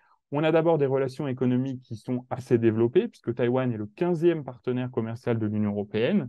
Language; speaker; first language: French; native; French